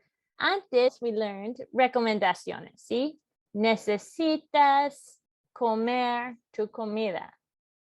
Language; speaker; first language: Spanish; non-native, fluent; English